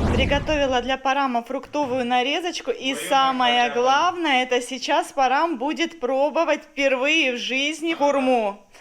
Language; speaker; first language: Russian; native; Russian